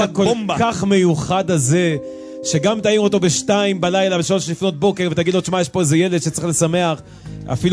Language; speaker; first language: Hebrew; native; Hebrew